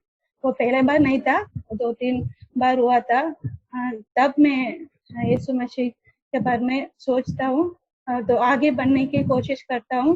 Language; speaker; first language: Hindi; non-native, local second language; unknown